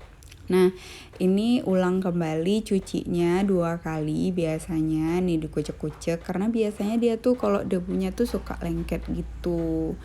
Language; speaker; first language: Indonesian; native; Indonesian